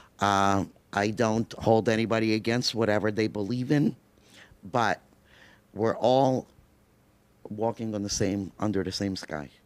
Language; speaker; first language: English; early bilingual, other home language; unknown